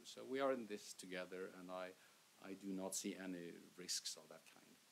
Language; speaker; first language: English; non-native, fluent; Swedish